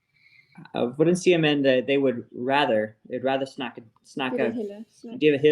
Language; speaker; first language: Danish; non-native, learner; English